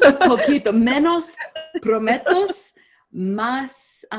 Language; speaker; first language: Spanish; non-native, learner; English